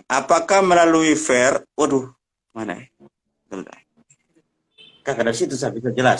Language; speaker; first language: Indonesian; native; Indonesian